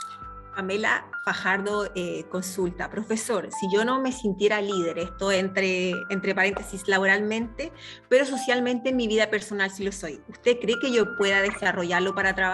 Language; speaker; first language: Spanish; native; Spanish